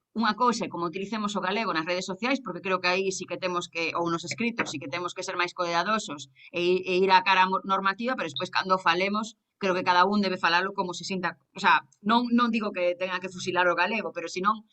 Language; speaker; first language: Galician; non-native, local second language; Spanish